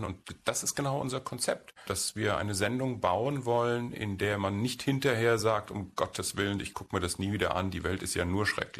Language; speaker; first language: German; native; German